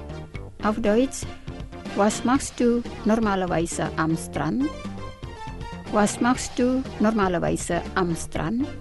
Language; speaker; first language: German; non-native, fluent; Indonesian